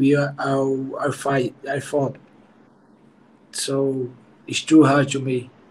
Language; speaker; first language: English; non-native, learner; Portuguese